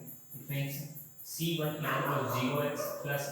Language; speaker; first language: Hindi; native; Hindi